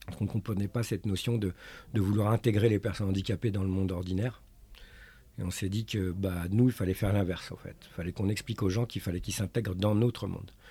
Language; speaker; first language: French; early bilingual, other home language; Arabic